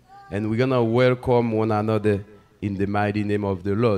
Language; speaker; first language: English; non-native, fluent; Haitian Creole